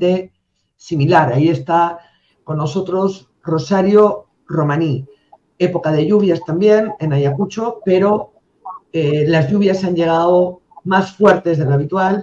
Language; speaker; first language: Spanish; native; Spanish